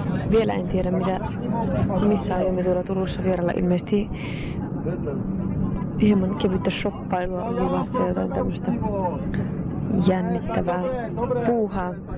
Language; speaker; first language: Finnish; native; Finnish